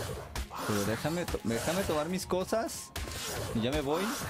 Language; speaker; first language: Spanish; native; Spanish